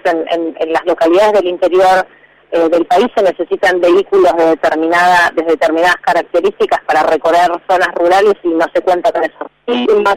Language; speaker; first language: Spanish; native; Spanish